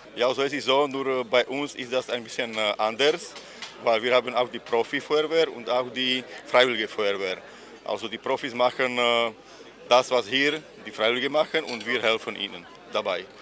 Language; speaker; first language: German; non-native, fluent; Slovak